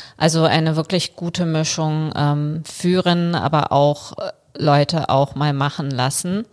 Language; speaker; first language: German; early bilingual, other home language; Bulgarian